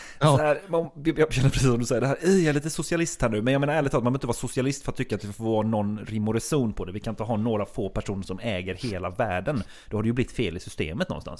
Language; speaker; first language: Swedish; native; Swedish